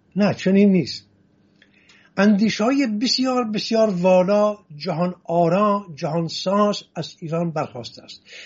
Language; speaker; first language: Persian; non-native, local second language; Assyrian Neo-Aramaic